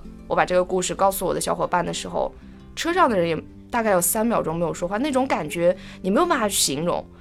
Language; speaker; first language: Chinese; native; Chinese